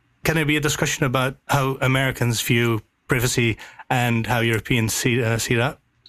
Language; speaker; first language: English; non-native, fluent; Dutch